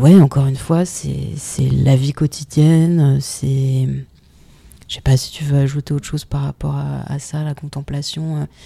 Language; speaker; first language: French; native; French